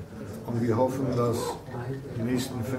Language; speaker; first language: German; non-native, fluent; Polish